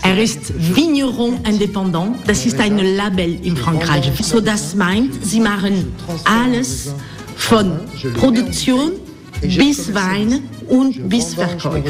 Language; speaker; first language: German; non-native, learner; French